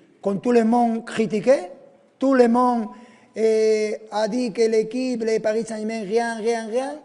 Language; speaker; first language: French; non-native, fluent; Spanish